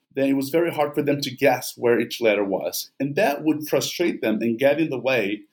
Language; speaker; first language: English; non-native, fluent; Portuguese